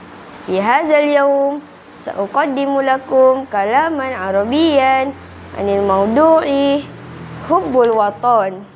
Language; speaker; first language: Arabic; non-native, learner; Malay